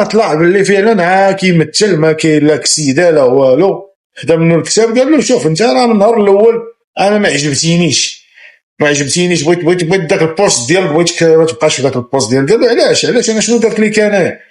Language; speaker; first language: Arabic; native; Arabic